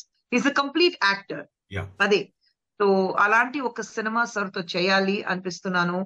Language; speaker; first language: Telugu; non-native, local second language; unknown